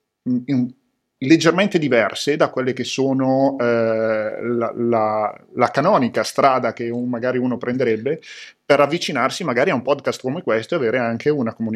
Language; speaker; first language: Italian; native; Italian